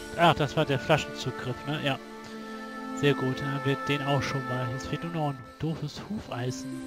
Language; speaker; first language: German; native; German